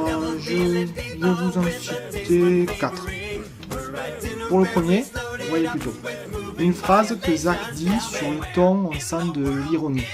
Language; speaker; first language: French; native; French